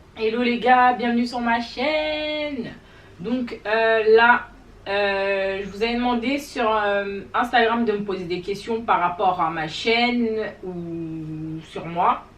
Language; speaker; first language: French; native; French